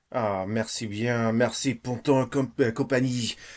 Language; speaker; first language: French; non-native, learner; English